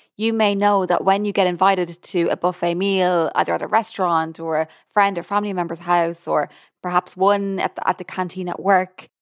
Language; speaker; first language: English; native; English